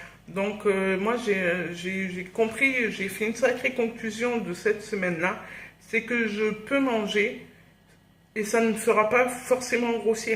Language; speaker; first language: French; native; French